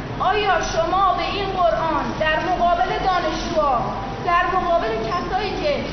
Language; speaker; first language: Persian; early bilingual, heritage; English